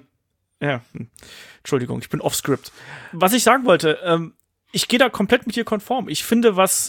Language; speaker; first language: German; native; German